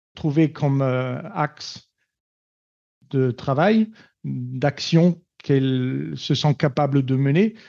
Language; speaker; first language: French; non-native, fluent; German